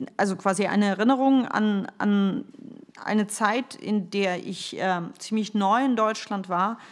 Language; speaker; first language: German; early bilingual, other home language; Russian